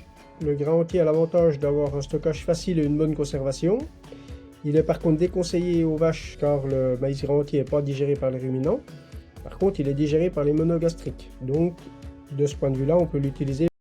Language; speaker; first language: French; native; French